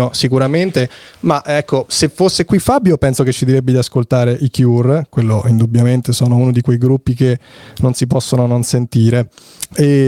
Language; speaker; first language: Italian; native; Italian